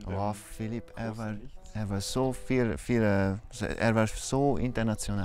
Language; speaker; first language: German; non-native, learner; Hungarian